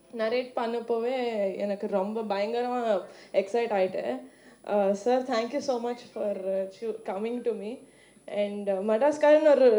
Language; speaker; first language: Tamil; non-native, learner; Telugu